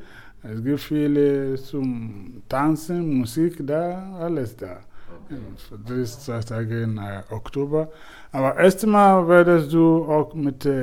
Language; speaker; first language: German; non-native, fluent; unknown